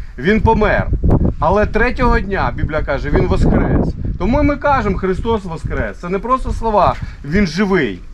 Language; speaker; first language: Ukrainian; non-native, local second language; Russian